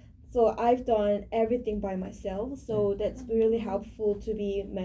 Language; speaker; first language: English; non-native, learner; Korean